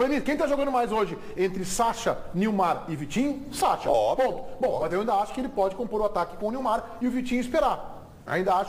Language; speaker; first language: Portuguese; native; Portuguese